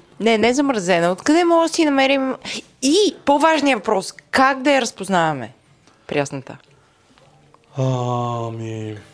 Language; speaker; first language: Bulgarian; native; Bulgarian